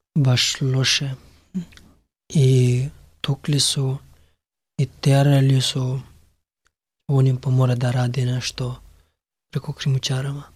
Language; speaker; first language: Serbian; non-native, learner; Pashto